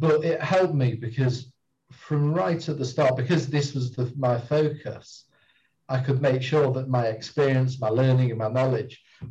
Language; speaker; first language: English; native; English